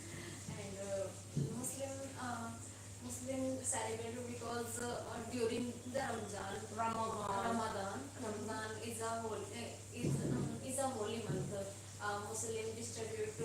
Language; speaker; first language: English; non-native, learner; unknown